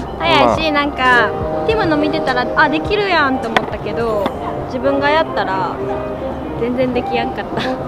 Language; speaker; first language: Japanese; native; Japanese